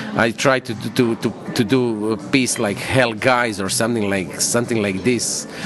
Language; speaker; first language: English; non-native, fluent; Croatian